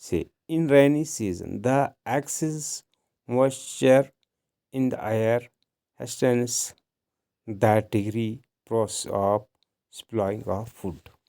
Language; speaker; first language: English; non-native, local second language; Urdu